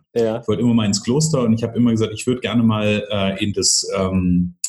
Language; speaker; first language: German; native; German